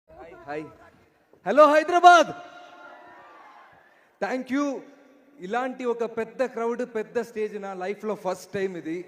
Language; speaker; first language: Telugu; non-native, learner; Malayalam